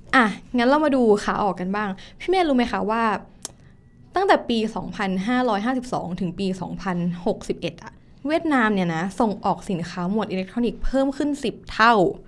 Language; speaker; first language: Thai; native; Thai